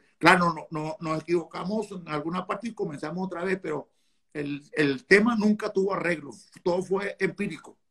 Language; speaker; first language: Spanish; native; Spanish